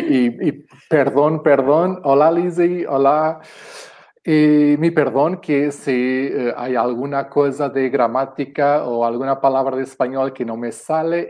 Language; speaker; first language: Spanish; non-native, fluent; Portuguese